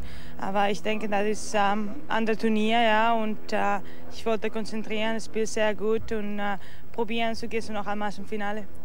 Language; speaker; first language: German; non-native, learner; Spanish